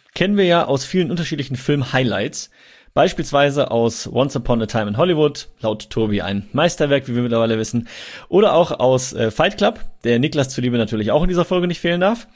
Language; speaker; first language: German; native; German